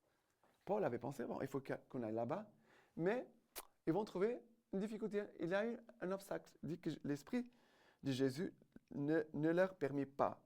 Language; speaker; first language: French; non-native, fluent; Portuguese